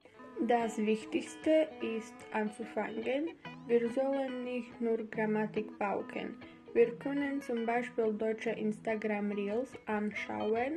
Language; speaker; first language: German; non-native, learner; Slovak